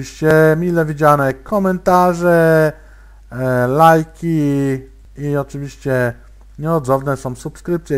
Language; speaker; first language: Polish; native; Polish